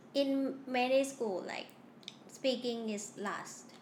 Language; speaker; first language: English; non-native, learner; Thai